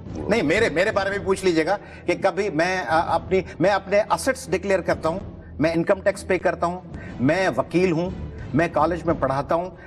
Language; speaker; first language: Urdu; non-native, local second language; Sindhi